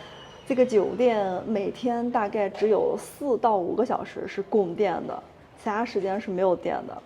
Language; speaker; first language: Chinese; native; Chinese